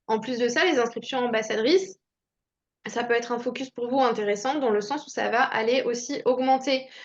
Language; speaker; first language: French; native; French